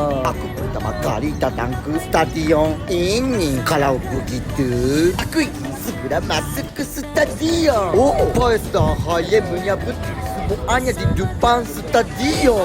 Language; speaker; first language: Indonesian; non-native, learner; Japanese